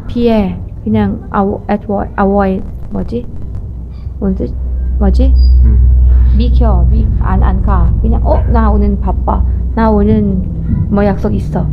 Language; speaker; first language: Korean; non-native, learner; Thai